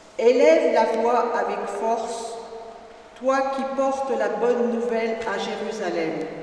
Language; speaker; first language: French; native; French